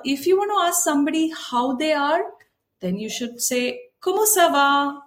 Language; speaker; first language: English; non-native, local second language; Tamil